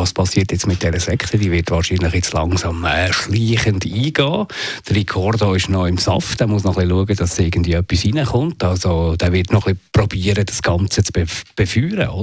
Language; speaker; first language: German; native; German